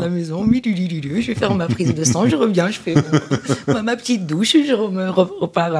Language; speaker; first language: French; non-native, local second language; Arabic